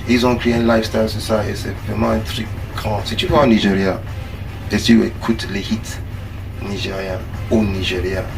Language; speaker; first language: French; non-native, local second language; English